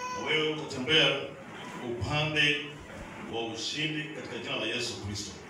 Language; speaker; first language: Swahili; non-native, local second language; Luyia